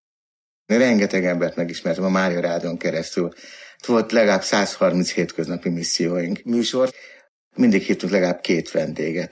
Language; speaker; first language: Hungarian; native; Hungarian